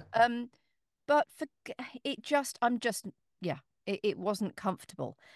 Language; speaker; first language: English; native; English